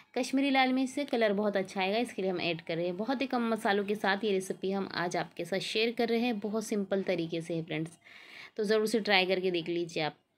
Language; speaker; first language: Hindi; native; Hindi